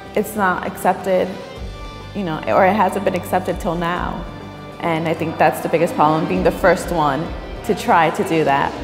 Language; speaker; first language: English; native; English